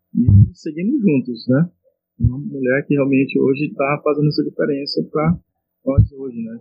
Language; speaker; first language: Portuguese; non-native, local second language; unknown